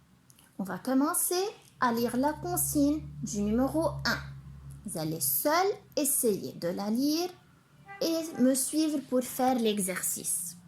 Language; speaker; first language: French; non-native, local second language; Arabic